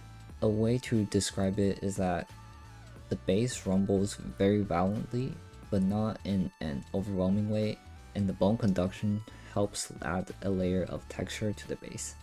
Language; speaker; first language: English; non-native, fluent; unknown